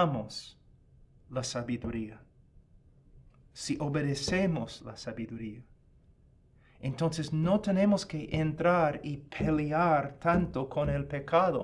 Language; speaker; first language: Spanish; non-native, fluent; English